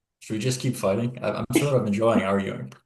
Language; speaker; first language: English; native; English